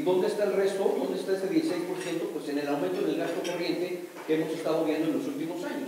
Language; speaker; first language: Spanish; native; Spanish